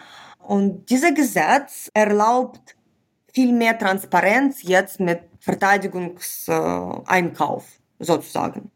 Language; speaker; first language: German; non-native, fluent; Ukrainian